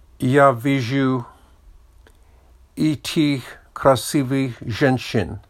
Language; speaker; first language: Russian; non-native, learner; English